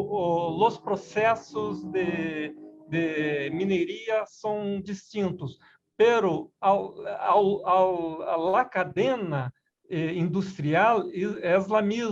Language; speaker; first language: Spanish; non-native, learner; Portuguese